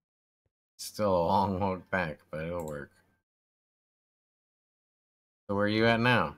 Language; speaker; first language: English; native; English